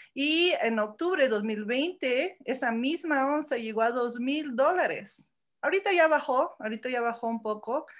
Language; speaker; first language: Spanish; early bilingual, heritage; Spanish